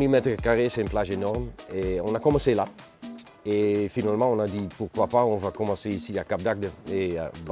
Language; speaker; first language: French; non-native, learner; Dutch